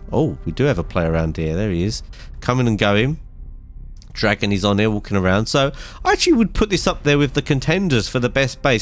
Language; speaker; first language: English; native; English